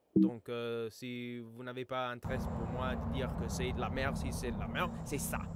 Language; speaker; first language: French; non-native, fluent; English